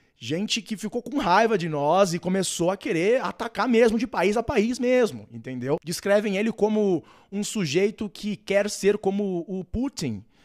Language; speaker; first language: Portuguese; native; Portuguese